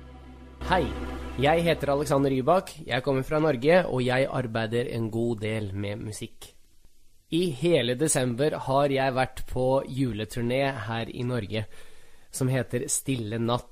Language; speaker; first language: Norwegian; early bilingual, other home language; Russian